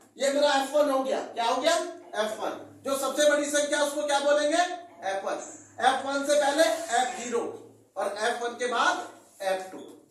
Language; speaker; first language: Hindi; native; Hindi